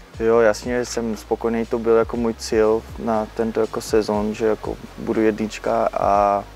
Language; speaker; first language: Czech; non-native, fluent; Dutch